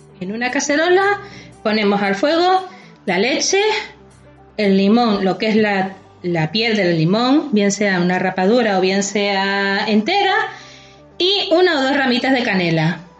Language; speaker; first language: Spanish; native; Spanish